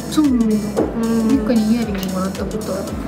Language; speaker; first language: Japanese; native; Japanese